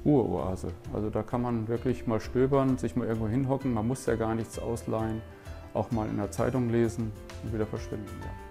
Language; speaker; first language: German; native; German